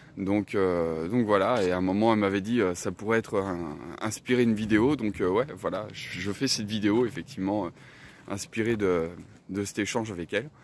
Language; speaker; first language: French; native; French